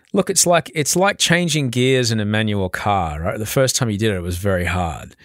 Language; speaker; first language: English; native; English